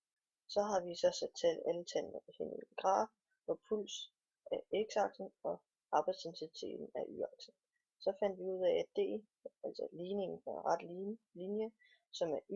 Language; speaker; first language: Danish; native; Danish